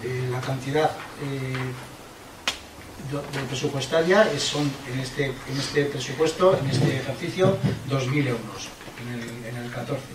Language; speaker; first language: Spanish; native; Spanish